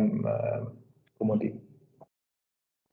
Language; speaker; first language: French; non-native, learner; Swedish